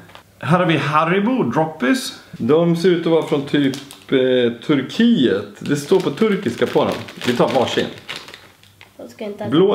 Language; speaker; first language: Swedish; native; Swedish